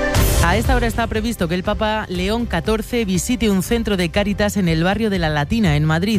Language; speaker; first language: Spanish; native; Spanish